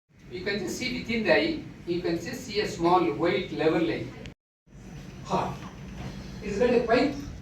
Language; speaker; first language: English; non-native, local second language; Tamil